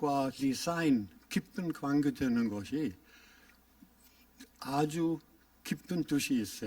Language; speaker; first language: Korean; non-native, fluent; German